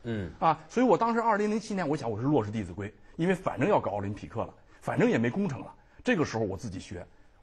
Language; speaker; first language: Chinese; native; Chinese